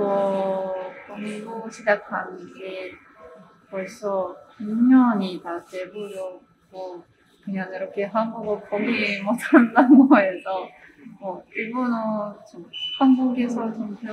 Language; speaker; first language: Korean; non-native, learner; Russian